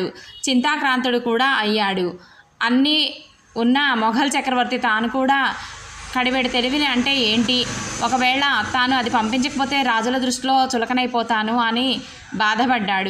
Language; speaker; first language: Telugu; native; Telugu